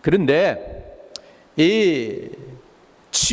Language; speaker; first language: Korean; native; Korean